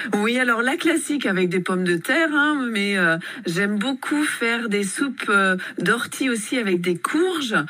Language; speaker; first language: French; native; French